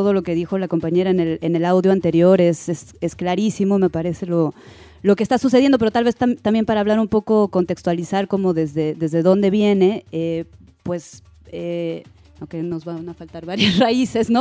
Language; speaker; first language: Spanish; native; Spanish